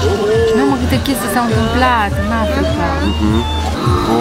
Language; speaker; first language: Romanian; native; Romanian